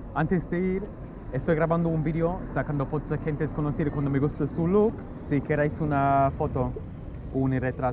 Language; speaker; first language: Spanish; non-native, fluent; English